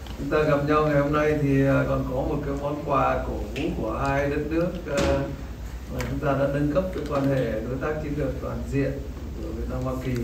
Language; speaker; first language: Vietnamese; native; Vietnamese